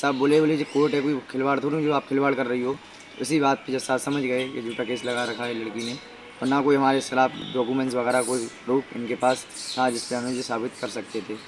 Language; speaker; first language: Hindi; native; Hindi